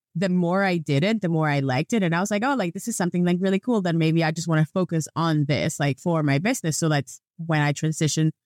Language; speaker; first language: English; non-native, fluent; Spanish